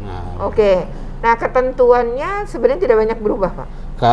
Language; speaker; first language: Indonesian; native; Indonesian